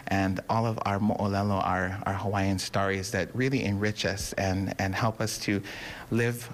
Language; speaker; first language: English; native; English